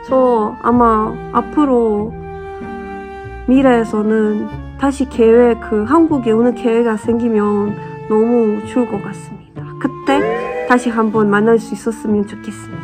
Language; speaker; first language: Korean; non-native, learner; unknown